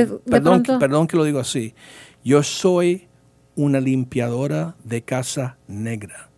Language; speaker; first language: Spanish; early bilingual, heritage; English